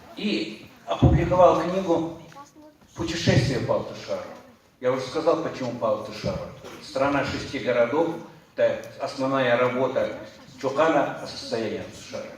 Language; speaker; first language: Russian; non-native, local second language; Uyghur